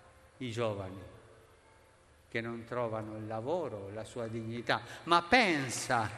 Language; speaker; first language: Italian; non-native, fluent; Spanish